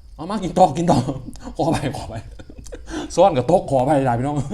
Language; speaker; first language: Thai; non-native, local second language; Northeastern Thai